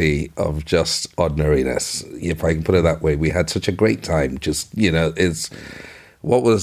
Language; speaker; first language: English; non-native, local second language; Igbo